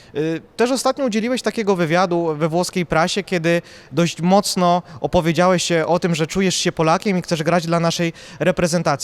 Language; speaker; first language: Polish; native; Polish